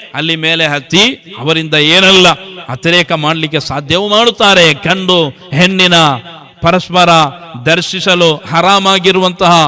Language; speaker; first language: Kannada; non-native, local second language; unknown